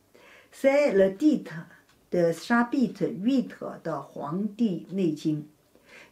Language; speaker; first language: French; non-native, fluent; Chinese